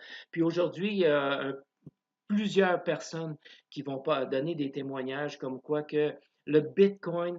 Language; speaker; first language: French; native; French